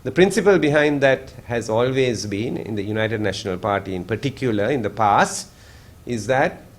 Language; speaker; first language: English; non-native, local second language; Sinhala